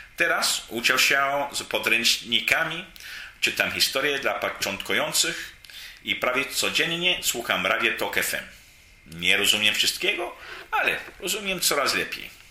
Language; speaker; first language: Polish; non-native, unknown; English